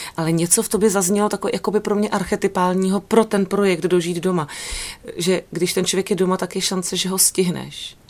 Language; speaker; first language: Czech; native; Czech